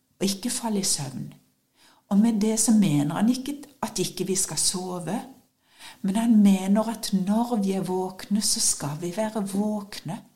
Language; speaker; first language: Norwegian; native; Norwegian